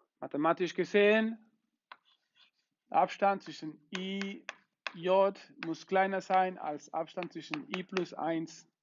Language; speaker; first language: German; non-native, fluent; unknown